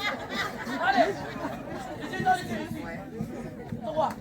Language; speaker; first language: French; non-native, local second language; Arabic